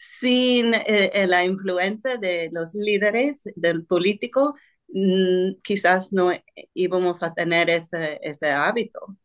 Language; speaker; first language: Spanish; non-native, fluent; English